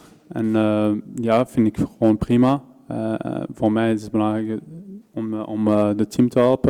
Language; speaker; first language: Dutch; non-native, local second language; French